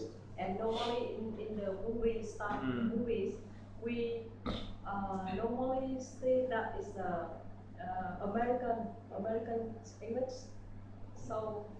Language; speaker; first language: English; non-native, learner; Vietnamese